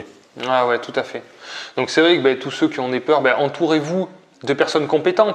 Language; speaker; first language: French; native; French